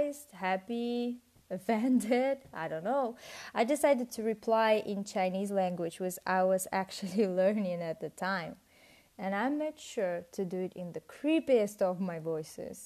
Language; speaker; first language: English; non-native, fluent; Russian